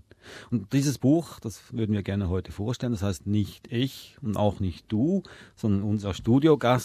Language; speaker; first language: German; native; German